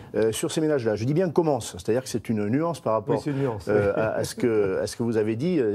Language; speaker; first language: French; native; French